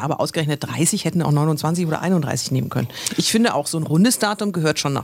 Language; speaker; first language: German; native; German